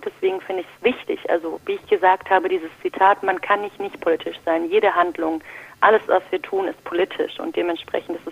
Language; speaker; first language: German; early bilingual, other home language; Turkish